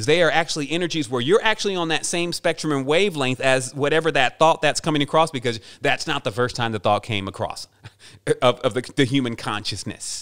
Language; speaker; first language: English; native; English